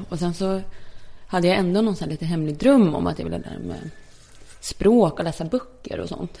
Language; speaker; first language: Swedish; early bilingual, other home language; Polish